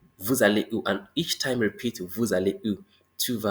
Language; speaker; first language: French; non-native, fluent; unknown